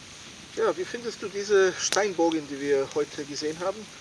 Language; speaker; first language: German; non-native, fluent; Serbian